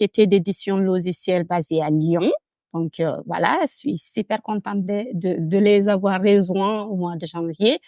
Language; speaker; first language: French; non-native, local second language; Fula